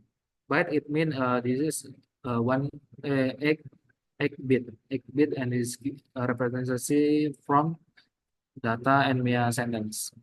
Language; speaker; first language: English; non-native, learner; Indonesian